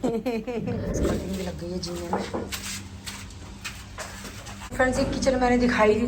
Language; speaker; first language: Hindi; native; Hindi